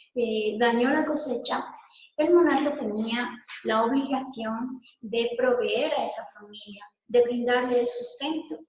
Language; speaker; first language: Spanish; native; Spanish